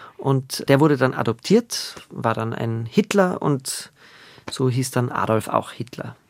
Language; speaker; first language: German; native; German